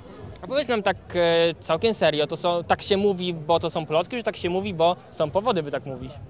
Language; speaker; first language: Polish; native; Polish